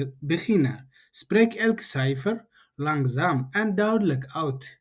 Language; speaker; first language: Dutch; non-native, learner; Tigrinya